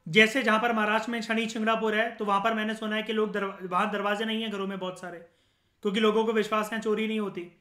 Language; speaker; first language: Hindi; native; Hindi